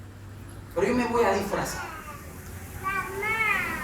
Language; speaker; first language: Spanish; native; Spanish